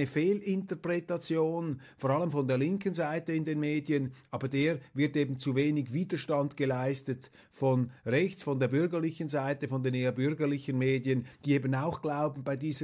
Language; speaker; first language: German; native; German